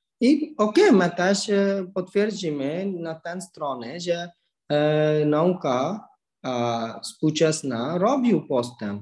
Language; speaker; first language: Polish; non-native, learner; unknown